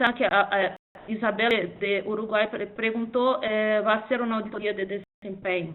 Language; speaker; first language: Spanish; non-native, fluent; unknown